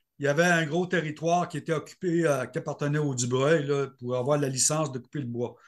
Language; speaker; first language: French; native; French